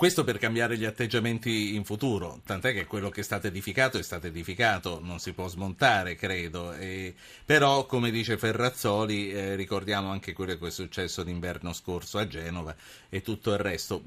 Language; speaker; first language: Italian; native; Italian